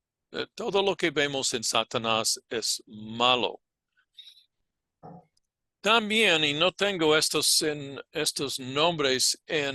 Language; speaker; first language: Spanish; non-native, fluent; English